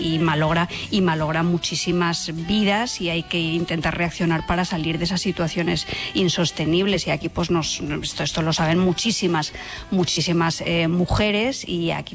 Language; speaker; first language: Spanish; native; Spanish